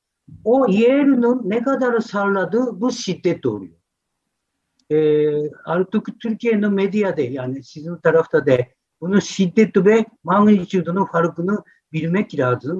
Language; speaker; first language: Turkish; non-native, fluent; Japanese